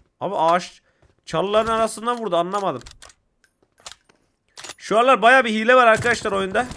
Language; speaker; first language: Turkish; native; Turkish